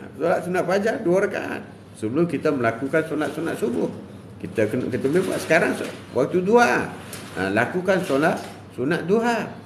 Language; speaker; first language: Malay; native; Malay